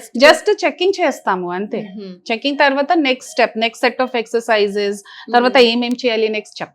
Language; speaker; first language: Telugu; non-native, fluent; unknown